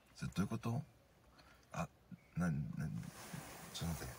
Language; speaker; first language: Japanese; native; Japanese